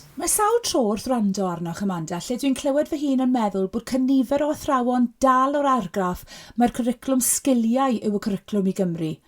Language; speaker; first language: Welsh; native; Welsh